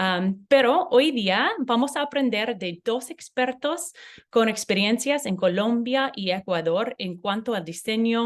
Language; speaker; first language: Spanish; non-native, learner; English